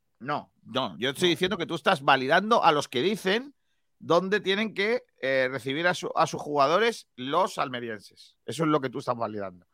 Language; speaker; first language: Spanish; native; Spanish